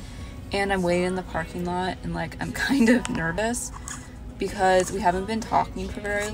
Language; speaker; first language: English; native; English